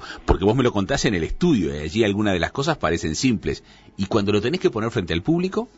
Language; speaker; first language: Spanish; native; Spanish